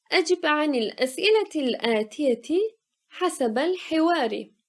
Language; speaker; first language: Arabic; non-native, fluent; Turkish